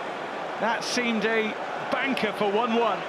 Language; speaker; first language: English; native; English